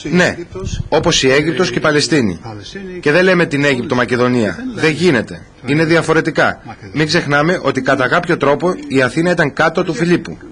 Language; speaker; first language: Greek; non-native, fluent; English